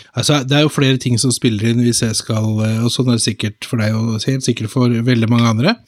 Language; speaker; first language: Norwegian; native; Norwegian